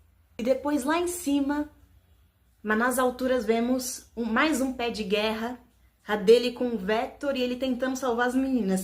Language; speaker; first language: Portuguese; native; Portuguese